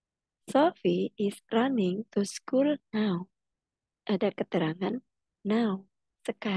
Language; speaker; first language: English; non-native, fluent; Indonesian